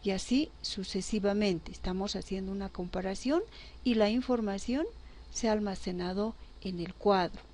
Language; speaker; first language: Spanish; native; Spanish